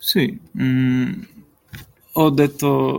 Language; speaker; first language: Italian; non-native, learner; English